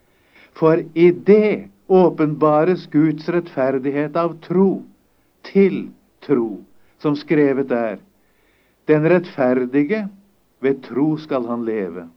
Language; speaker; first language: Norwegian; native; Norwegian